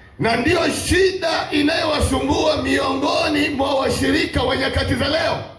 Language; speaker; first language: Swahili; native; Swahili